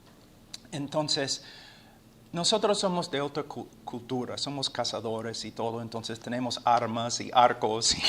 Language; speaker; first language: Spanish; non-native, fluent; English